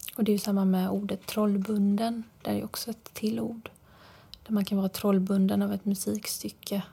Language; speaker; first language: Swedish; native; Swedish